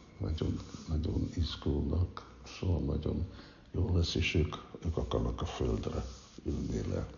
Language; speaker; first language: Hungarian; early bilingual, heritage; Hungarian